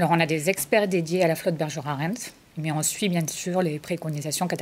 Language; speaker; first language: French; native; French